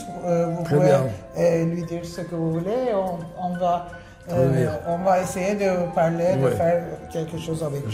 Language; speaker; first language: French; non-native, fluent; Turkish